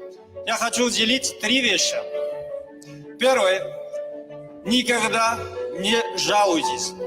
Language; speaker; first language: Russian; non-native, learner; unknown